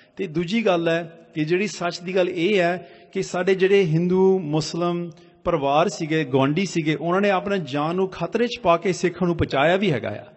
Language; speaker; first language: Punjabi; early bilingual, heritage; Punjabi